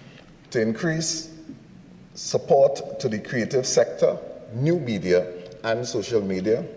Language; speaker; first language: English; native; English